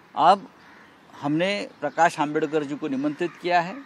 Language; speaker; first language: Hindi; non-native, local second language; Marathi